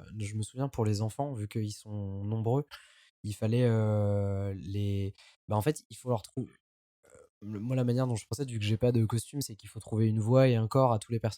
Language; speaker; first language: French; native; French